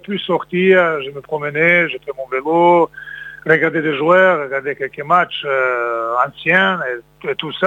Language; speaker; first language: French; non-native, fluent; Serbian